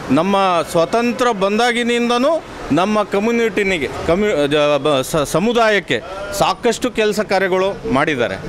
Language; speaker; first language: Kannada; non-native, local second language; Lambadi